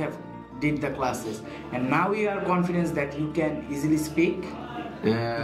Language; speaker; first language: English; non-native, learner; Bangla